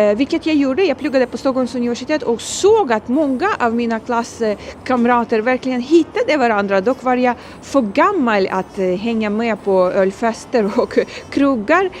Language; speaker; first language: Swedish; non-native, fluent; Ukrainian